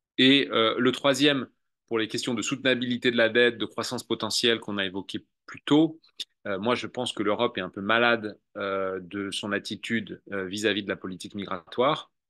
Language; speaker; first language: French; native; French